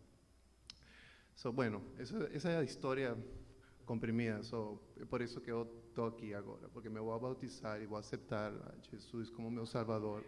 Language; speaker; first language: Portuguese; non-native, learner; Spanish